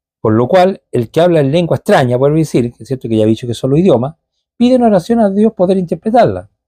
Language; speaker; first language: Spanish; native; Spanish